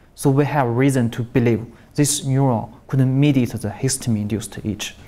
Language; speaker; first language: English; non-native, learner; Chinese